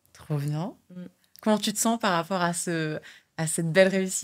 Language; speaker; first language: French; native; French